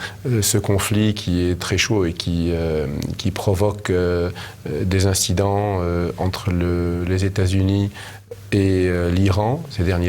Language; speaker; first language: French; native; French